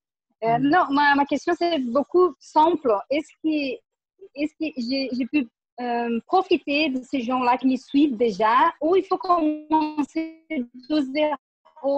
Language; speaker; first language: French; non-native, learner; Portuguese